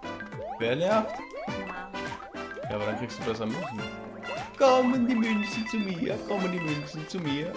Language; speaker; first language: German; native; German